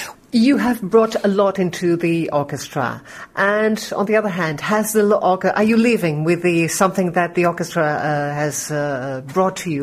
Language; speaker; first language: English; non-native, fluent; Portuguese